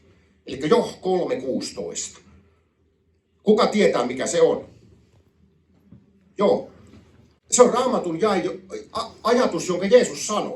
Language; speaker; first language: Finnish; native; Finnish